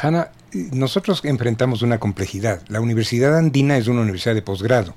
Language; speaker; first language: Spanish; native; Spanish